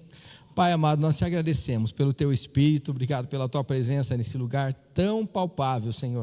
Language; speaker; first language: Portuguese; native; Portuguese